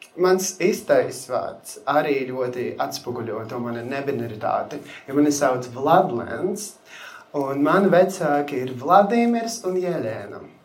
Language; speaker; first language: Latvian; non-native, local second language; Russian